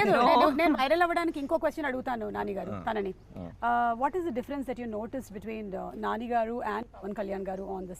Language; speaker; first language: Telugu; native; Telugu